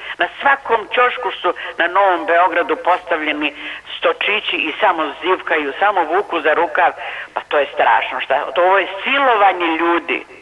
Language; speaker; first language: Serbian; native; Serbian